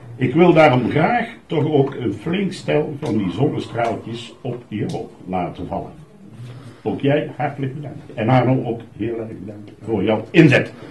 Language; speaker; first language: Dutch; native; Dutch